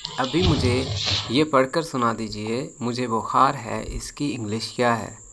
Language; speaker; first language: Urdu; native; Urdu